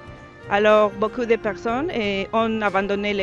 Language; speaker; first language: French; non-native, learner; Spanish